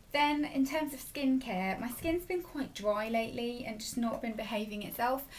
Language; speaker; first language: English; native; English